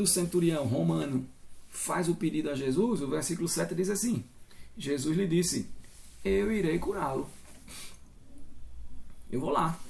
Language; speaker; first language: Portuguese; native; Portuguese